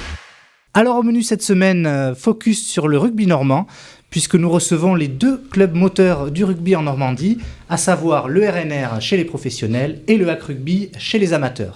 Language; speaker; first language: French; native; French